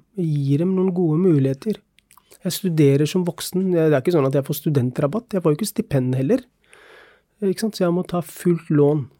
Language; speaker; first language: Norwegian; early bilingual, other home language; Urdu